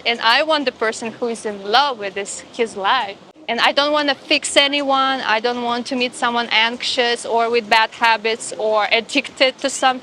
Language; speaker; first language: English; non-native, fluent; Russian